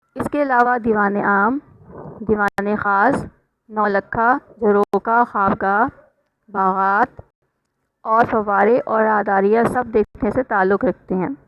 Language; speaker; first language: Urdu; native; Urdu